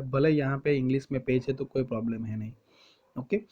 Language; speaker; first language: Hindi; non-native, local second language; Gujarati